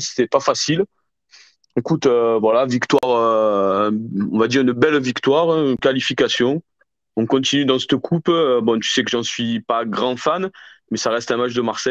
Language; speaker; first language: French; native; French